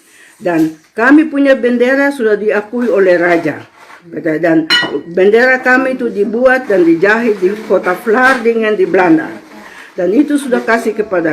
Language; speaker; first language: Indonesian; non-native, local second language; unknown